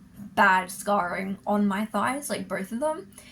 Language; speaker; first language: English; native; English